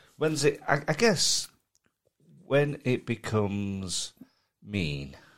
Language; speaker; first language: English; native; English